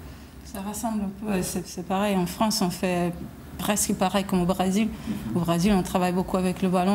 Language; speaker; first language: French; non-native, fluent; Portuguese